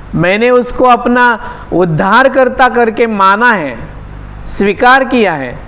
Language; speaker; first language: Hindi; non-native, local second language; Marathi